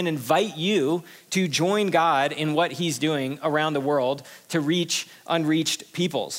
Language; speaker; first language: English; native; English